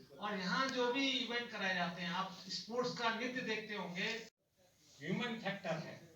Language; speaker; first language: Hindi; native; Hindi